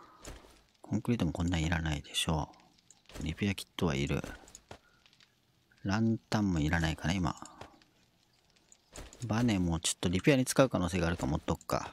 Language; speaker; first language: Japanese; native; Japanese